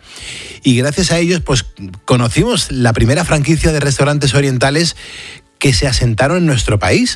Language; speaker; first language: Spanish; native; Spanish